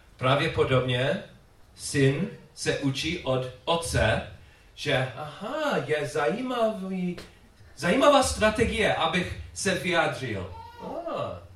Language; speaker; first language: Czech; non-native, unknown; English